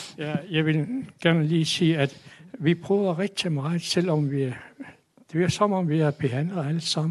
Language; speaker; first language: Danish; non-native, local second language; Kalaallisut